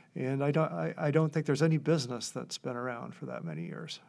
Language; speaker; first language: English; native; English